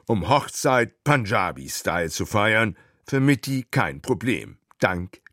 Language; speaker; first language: German; native; German